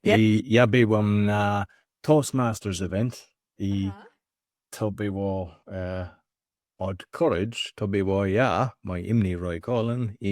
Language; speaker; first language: Polish; non-native, learner; English